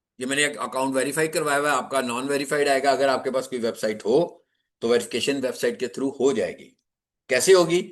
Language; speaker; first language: Urdu; non-native, local second language; Punjabi